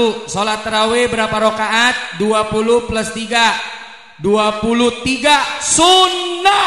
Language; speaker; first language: Indonesian; native; Indonesian